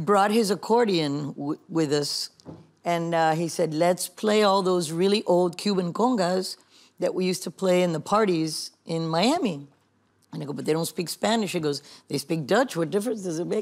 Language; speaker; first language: English; early bilingual, other home language; Spanish